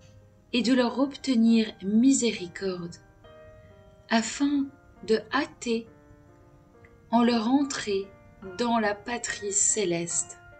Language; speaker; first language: French; native; French